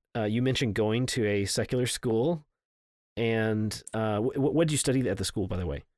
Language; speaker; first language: English; native; English